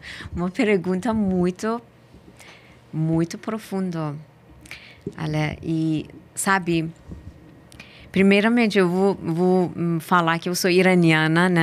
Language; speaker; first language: Portuguese; non-native, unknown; Persian